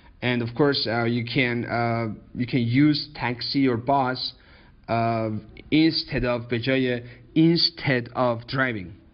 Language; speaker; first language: English; non-native, fluent; Persian